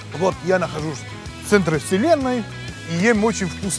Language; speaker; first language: Russian; non-native, fluent; Finnish